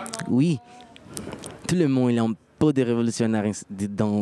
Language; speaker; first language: French; non-native, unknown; Portuguese